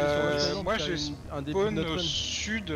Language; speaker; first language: French; native; French